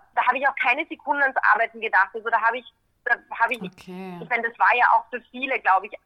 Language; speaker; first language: German; native; German